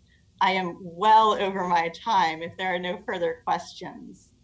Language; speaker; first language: English; native; English